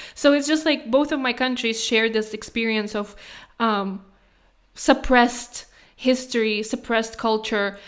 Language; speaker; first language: English; non-native, fluent; Kazakh